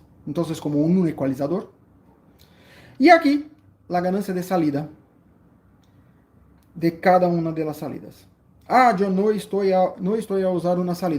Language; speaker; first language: Spanish; non-native, fluent; Portuguese